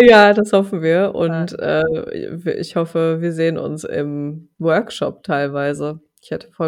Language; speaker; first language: German; native; German